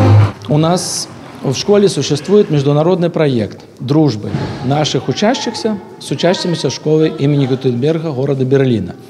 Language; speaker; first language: Russian; native; Russian